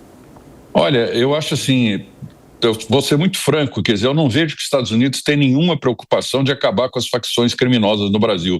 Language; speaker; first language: Portuguese; native; Portuguese